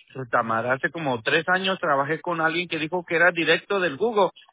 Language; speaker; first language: Spanish; native; Spanish